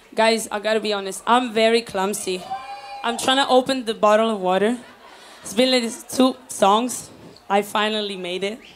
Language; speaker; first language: English; early bilingual, other home language; Spanish